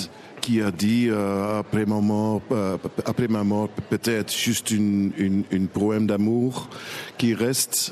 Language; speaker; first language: French; non-native, local second language; Dutch